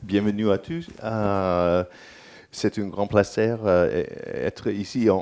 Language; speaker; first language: French; non-native, learner; English